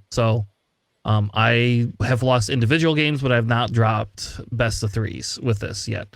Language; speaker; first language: English; native; English